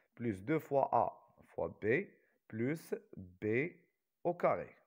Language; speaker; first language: French; non-native, local second language; Arabic